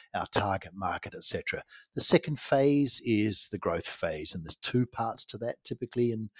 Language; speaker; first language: English; native; English